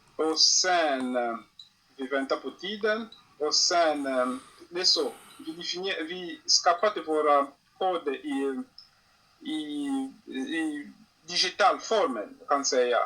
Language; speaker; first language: Swedish; non-native, learner; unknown